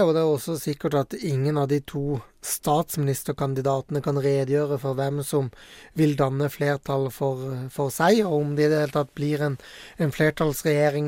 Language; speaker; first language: Norwegian; native; Norwegian